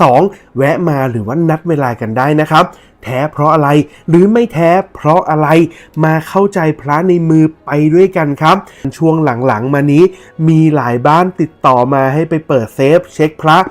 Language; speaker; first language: Thai; native; Thai